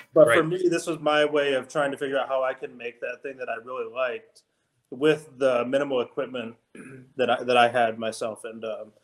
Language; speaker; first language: English; native; English